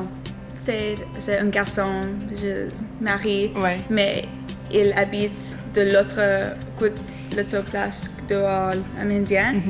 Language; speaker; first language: French; non-native, learner; English